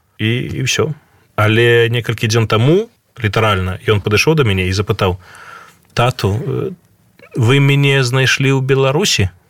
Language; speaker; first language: Belarusian; native; Belarusian